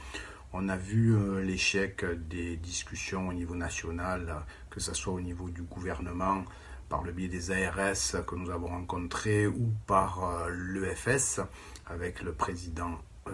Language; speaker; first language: French; native; French